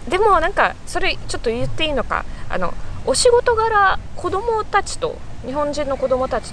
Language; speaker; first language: Japanese; non-native, fluent; Russian